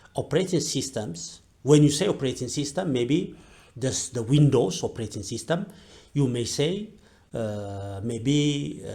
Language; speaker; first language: English; non-native, local second language; Amharic